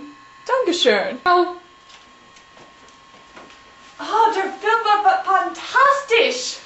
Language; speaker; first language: German; non-native, learner; English